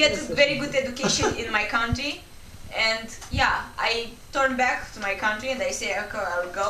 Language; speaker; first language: English; non-native, local second language; Romanian